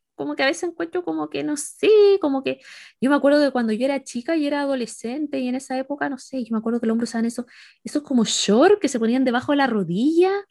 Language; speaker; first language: Spanish; native; Spanish